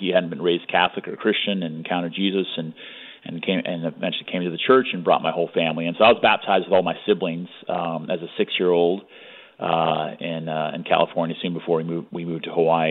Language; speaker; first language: English; native; English